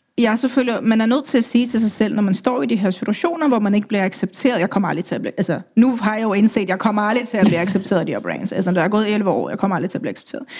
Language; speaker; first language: Danish; early bilingual, other home language; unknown